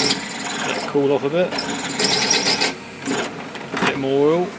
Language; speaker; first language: English; native; English